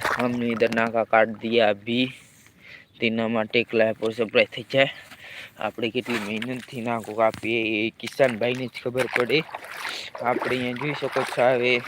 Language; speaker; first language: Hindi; non-native, local second language; Gujarati